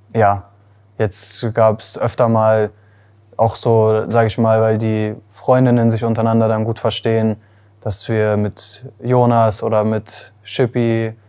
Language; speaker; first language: German; native; German